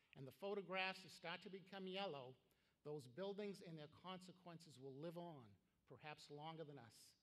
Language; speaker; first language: English; native; English